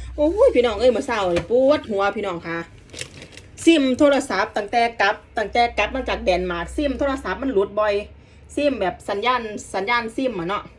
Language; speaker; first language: Thai; non-native, local second language; Northeastern Thai